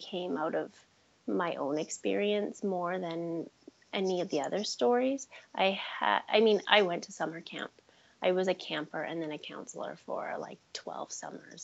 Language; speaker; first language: English; native; English